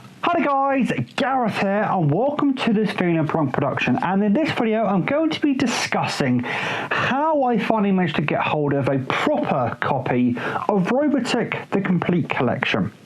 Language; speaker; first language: English; native; English